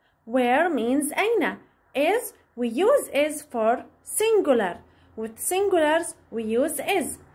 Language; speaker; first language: English; non-native, fluent; Arabic